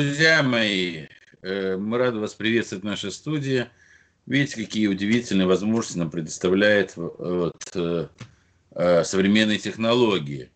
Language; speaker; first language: Russian; native; Russian